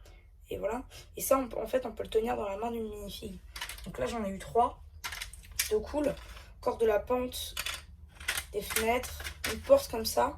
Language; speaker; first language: French; native; French